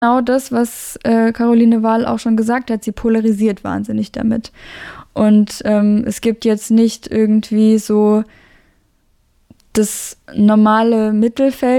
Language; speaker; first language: German; native; German